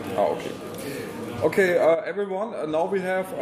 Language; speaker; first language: English; non-native, fluent; German